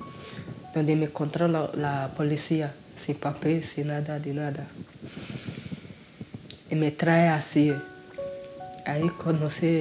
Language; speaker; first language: Spanish; non-native, learner; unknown